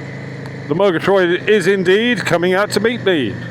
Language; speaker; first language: English; native; English